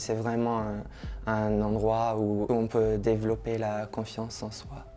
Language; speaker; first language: French; non-native, fluent; English